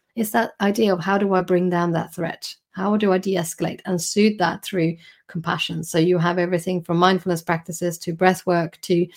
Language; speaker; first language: English; non-native, fluent; Swedish